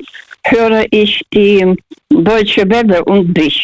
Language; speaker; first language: German; early bilingual, heritage; Russian